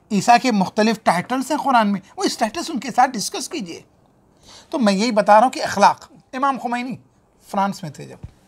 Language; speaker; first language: Urdu; native; Urdu